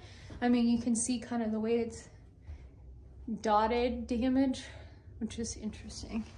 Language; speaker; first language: English; native; English